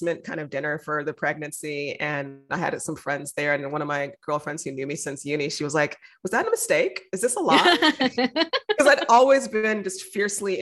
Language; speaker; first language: English; native; English